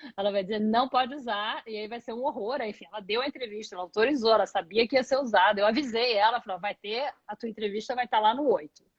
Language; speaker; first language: Portuguese; native; Portuguese